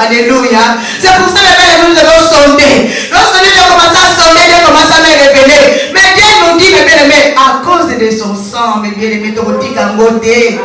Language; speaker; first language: French; non-native, local second language; Lingala